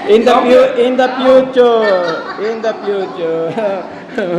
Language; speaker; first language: English; non-native, local second language; Filipino